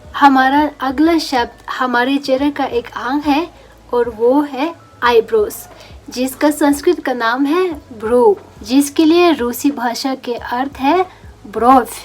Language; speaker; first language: Hindi; non-native, local second language; Russian